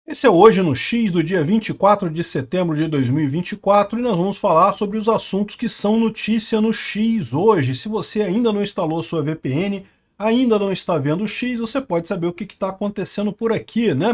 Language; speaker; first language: Portuguese; native; Portuguese